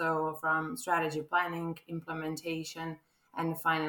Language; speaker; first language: English; non-native, fluent; Croatian